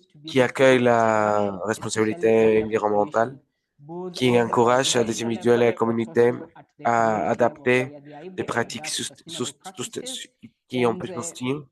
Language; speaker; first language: French; non-native, learner; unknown